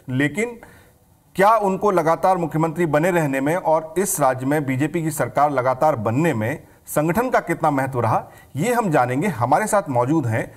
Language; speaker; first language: Hindi; native; Hindi